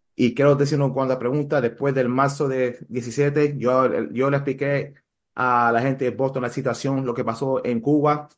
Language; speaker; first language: Spanish; early bilingual, heritage; Spanish